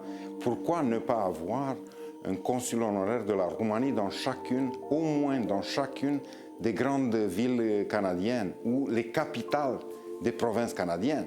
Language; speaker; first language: French; non-native, fluent; Romanian